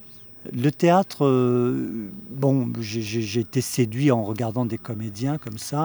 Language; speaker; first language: French; early bilingual, other home language; Kabyle